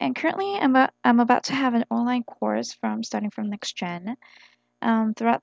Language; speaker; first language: English; non-native, fluent; Korean